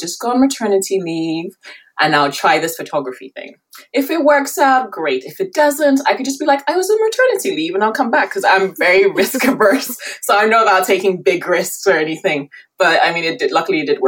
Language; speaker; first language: English; native; English